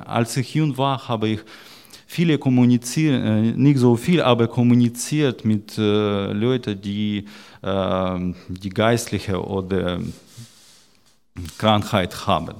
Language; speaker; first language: German; non-native, learner; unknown